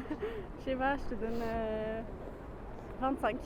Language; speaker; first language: French; native; French